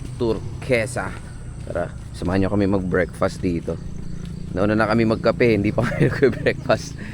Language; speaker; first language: Filipino; native; Filipino